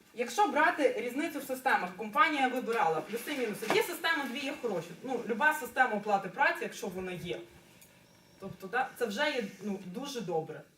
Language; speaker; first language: Ukrainian; native; Ukrainian